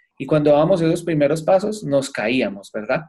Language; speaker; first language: Spanish; native; Spanish